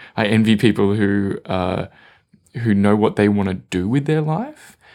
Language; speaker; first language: English; native; English